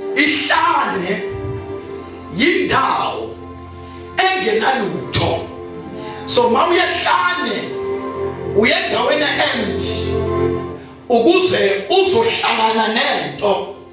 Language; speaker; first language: Zulu; non-native, local second language; Swati